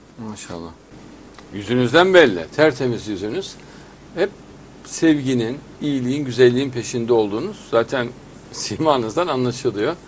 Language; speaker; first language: Turkish; native; Turkish